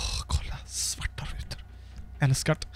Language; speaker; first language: Swedish; native; Swedish